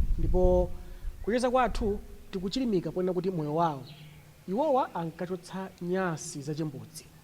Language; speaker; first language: Nyanja; non-native, local second language; Tumbuka